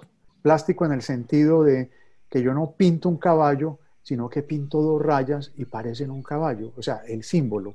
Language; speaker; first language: Spanish; native; Spanish